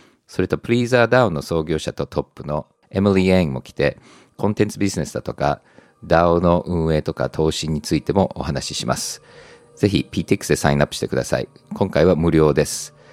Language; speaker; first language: Japanese; early bilingual, heritage; Japanese